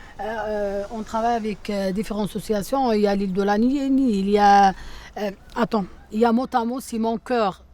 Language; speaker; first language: French; non-native, local second language; Arabic